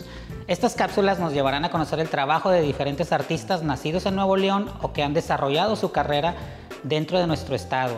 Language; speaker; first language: Spanish; native; Spanish